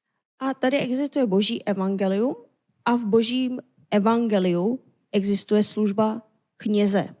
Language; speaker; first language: Czech; non-native, fluent; Korean